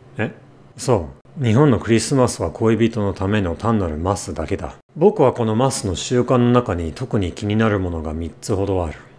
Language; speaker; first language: Japanese; non-native, fluent; English